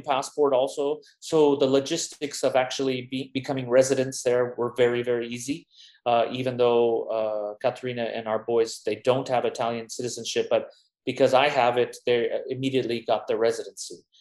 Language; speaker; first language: English; native; English